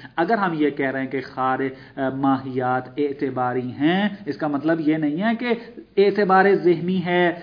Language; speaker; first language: Urdu; non-native, local second language; Punjabi